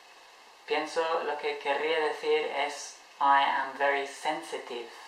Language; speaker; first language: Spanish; non-native, fluent; English